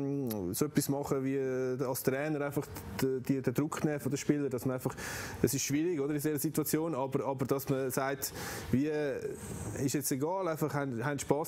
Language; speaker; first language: German; native; German